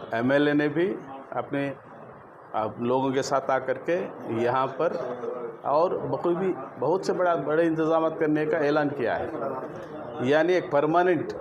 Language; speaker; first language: Urdu; native; Urdu